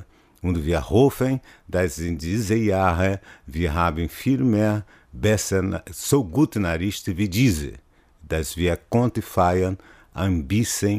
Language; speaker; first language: German; non-native, fluent; Portuguese